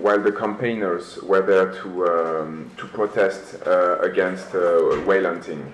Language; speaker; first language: English; non-native, fluent; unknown